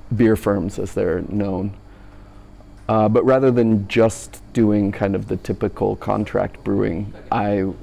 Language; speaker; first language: English; native; English